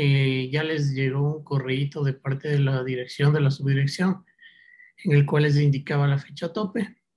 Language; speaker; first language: Spanish; native; Spanish